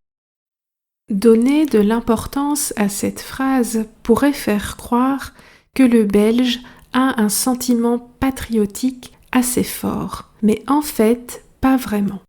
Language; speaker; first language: French; native; French